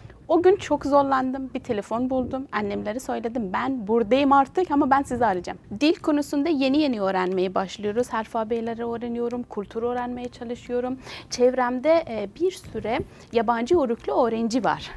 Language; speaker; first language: Turkish; non-native, fluent; Persian